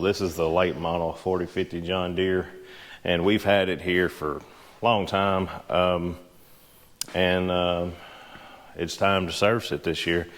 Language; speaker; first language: English; native; English